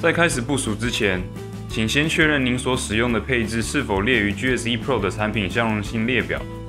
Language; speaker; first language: Chinese; native; Chinese